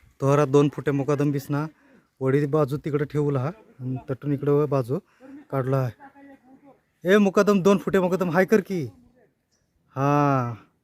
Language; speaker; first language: Marathi; non-native, local second language; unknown